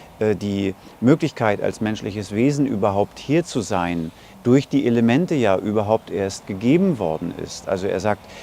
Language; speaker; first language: German; native; German